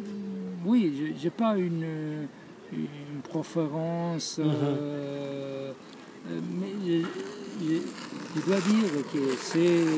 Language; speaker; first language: French; non-native, fluent; Italian